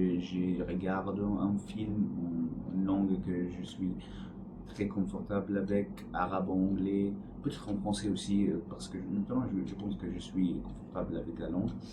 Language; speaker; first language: French; non-native, learner; Arabic